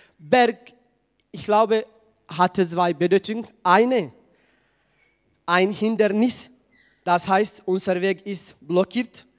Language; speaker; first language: German; non-native, learner; Tigrinya